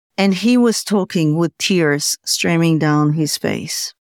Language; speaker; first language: English; non-native, fluent; Hebrew